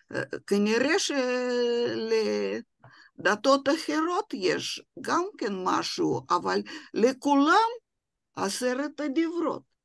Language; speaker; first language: Hebrew; non-native, fluent; Russian